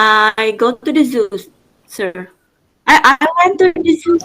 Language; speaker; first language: English; non-native, learner; Indonesian